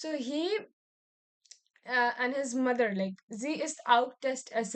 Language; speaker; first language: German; non-native, learner; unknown